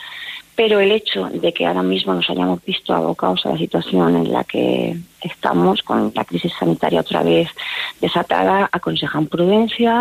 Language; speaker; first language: Spanish; native; Spanish